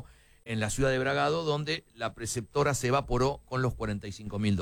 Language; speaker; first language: Spanish; native; Spanish